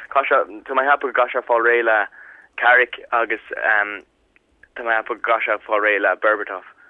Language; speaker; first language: Irish; native; Irish